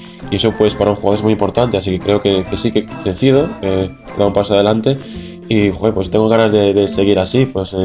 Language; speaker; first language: Spanish; native; Spanish